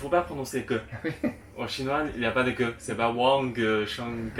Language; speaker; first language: French; non-native, fluent; Chinese